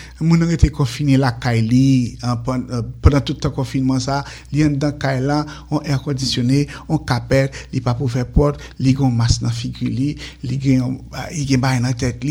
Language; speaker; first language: French; non-native, local second language; Haitian Creole